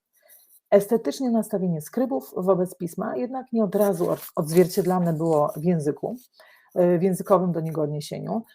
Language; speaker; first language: Polish; native; Polish